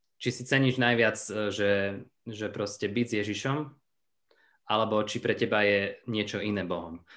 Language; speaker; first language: Slovak; native; Slovak